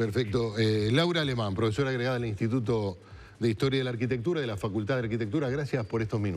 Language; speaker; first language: Spanish; native; Spanish